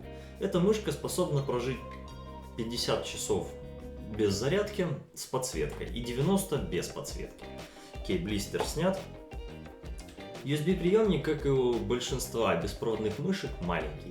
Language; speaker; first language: Russian; non-native, local second language; Ukrainian